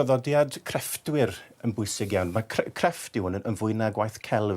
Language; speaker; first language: Welsh; native; Welsh